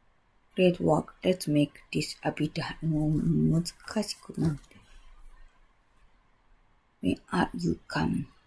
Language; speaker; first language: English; non-native, learner; Japanese